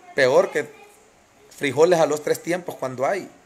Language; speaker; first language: Spanish; native; Spanish